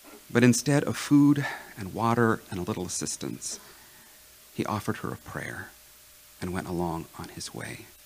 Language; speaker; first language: English; native; English